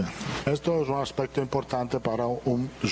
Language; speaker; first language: Portuguese; non-native, fluent; Italian